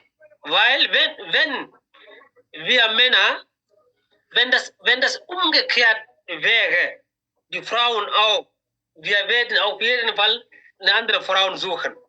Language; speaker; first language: German; non-native, learner; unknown